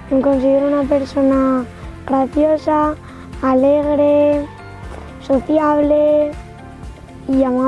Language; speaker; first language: Catalan; non-native, local second language; Spanish